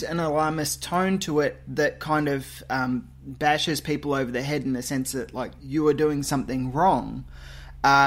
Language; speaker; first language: English; native; English